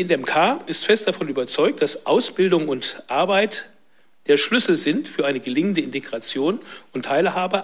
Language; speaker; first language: German; native; German